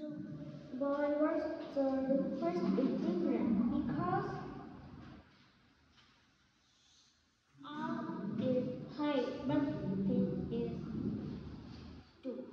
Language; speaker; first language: English; non-native, learner; Vietnamese